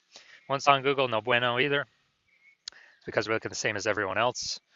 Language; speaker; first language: English; native; English